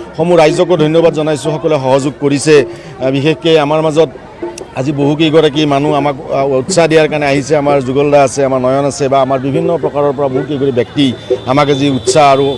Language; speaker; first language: Assamese; native; Assamese